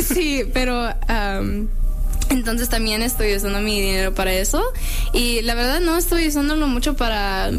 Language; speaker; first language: Spanish; early bilingual, heritage; English